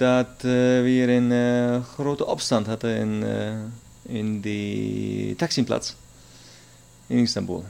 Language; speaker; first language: Dutch; non-native, learner; German